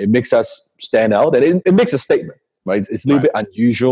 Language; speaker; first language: English; non-native, local second language; Cantonese